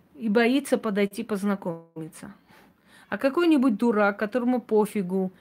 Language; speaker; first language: Russian; non-native, local second language; Armenian